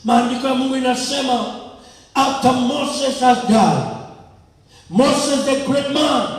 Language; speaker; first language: English; non-native, local second language; Swahili